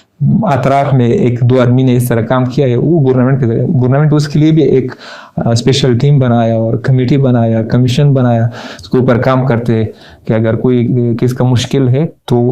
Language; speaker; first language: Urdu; non-native, learner; Pashto